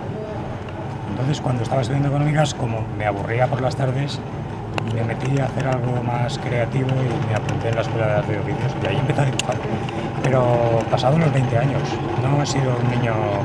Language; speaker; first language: Spanish; native; Spanish